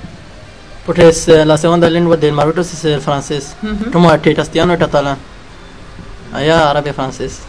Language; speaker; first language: Spanish; non-native, learner; Arabic